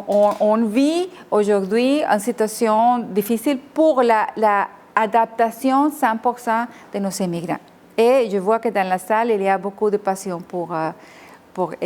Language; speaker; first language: French; non-native, fluent; Spanish